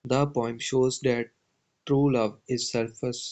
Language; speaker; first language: English; non-native, local second language; Punjabi